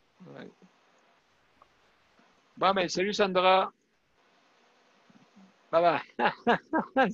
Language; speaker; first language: French; native; French